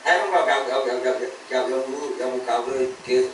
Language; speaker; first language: Cantonese; early bilingual, heritage; Cantonese